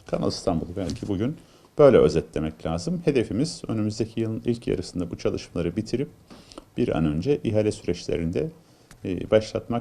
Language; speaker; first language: Turkish; native; Turkish